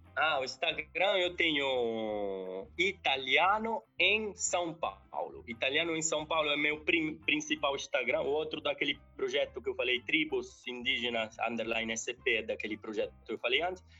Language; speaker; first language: Portuguese; non-native, fluent; Italian